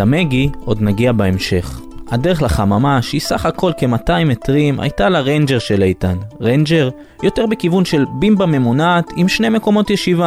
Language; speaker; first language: Hebrew; native; Hebrew